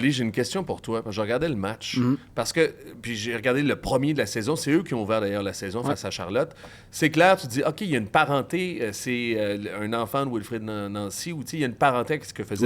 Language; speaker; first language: French; native; French